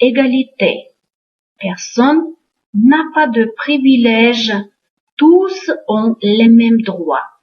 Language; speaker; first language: French; non-native, fluent; Uzbek